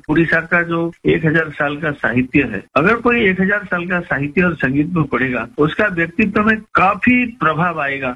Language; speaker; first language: Hindi; non-native, local second language; Odia